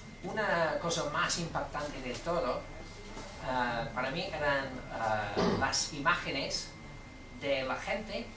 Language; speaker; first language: Spanish; non-native, fluent; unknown